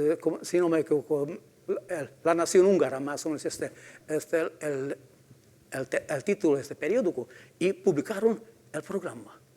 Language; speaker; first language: Spanish; non-native, fluent; Hungarian